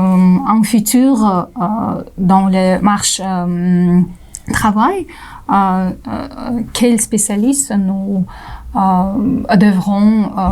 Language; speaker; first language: French; non-native, learner; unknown